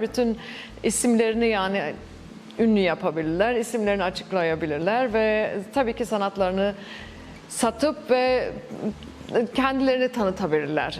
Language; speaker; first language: Turkish; early bilingual, heritage; Turkish